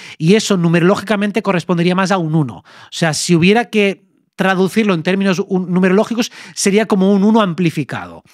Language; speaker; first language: Spanish; native; Spanish